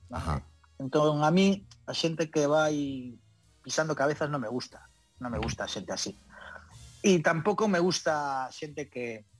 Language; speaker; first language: Galician; non-native, learner; Spanish